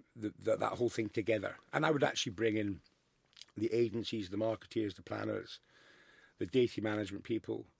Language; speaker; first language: English; native; English